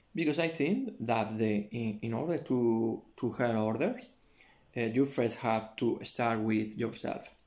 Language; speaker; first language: English; non-native, learner; Spanish